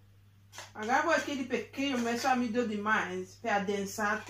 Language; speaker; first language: Italian; non-native, learner; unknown